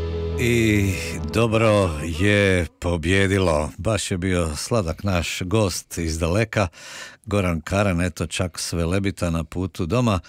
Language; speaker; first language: Croatian; native; Croatian